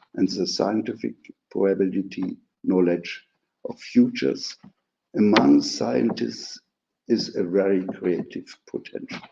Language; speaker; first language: English; non-native, fluent; German